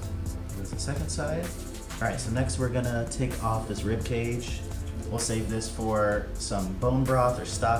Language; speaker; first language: English; native; English